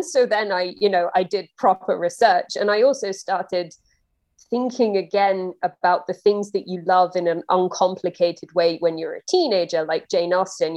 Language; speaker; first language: English; native; English